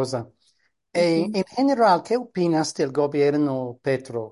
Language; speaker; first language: Spanish; non-native, fluent; English